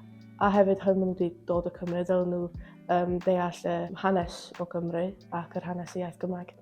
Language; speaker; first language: Welsh; non-native, local second language; English